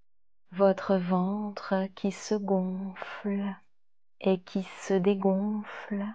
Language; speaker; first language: French; native; French